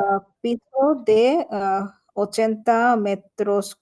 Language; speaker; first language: Spanish; non-native, learner; Bangla